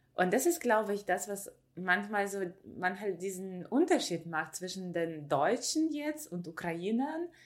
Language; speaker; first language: German; non-native, fluent; Ukrainian